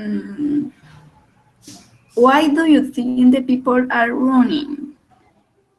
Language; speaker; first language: English; non-native, learner; Spanish